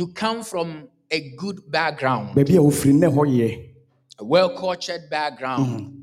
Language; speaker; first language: English; non-native, local second language; Akan